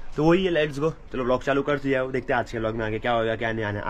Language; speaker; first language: Hindi; non-native, local second language; Marathi